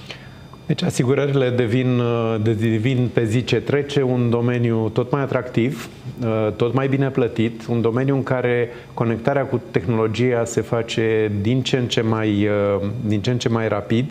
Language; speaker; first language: Romanian; native; Romanian